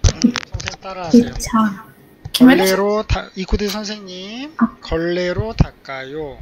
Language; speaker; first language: Korean; native; Korean